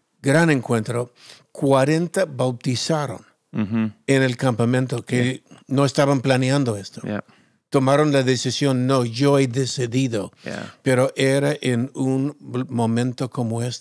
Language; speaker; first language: Spanish; non-native, fluent; English